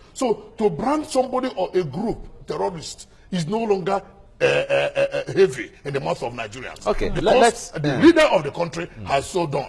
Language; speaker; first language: English; non-native, local second language; Igbo